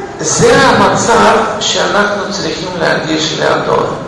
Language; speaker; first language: Hebrew; non-native, fluent; Russian